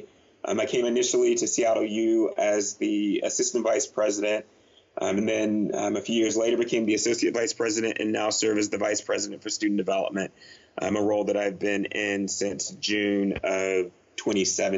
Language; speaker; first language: English; native; English